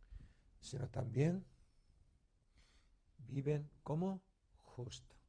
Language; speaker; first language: Spanish; non-native, learner; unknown